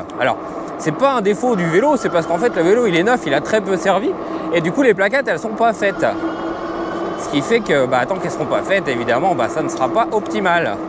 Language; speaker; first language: French; native; French